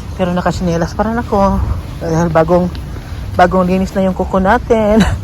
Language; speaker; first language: Filipino; non-native, local second language; Cebuano